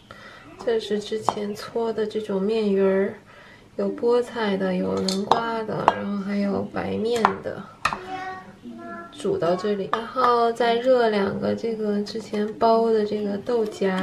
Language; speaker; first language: Chinese; native; Chinese